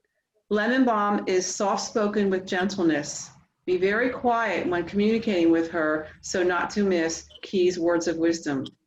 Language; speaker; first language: English; native; English